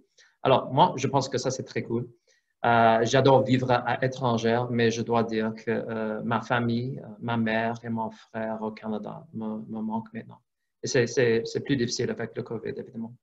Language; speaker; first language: French; non-native, fluent; English